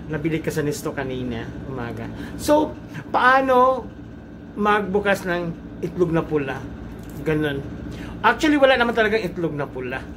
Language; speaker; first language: Filipino; non-native, local second language; Cebuano